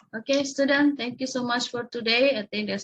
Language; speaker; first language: English; non-native, learner; Indonesian